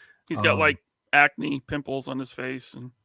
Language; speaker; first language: English; native; English